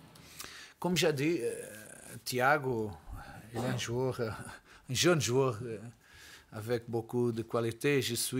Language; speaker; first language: French; non-native, learner; Portuguese